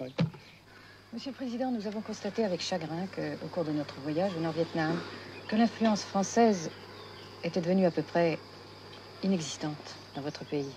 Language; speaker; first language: French; native; French